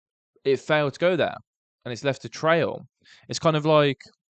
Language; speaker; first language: English; native; English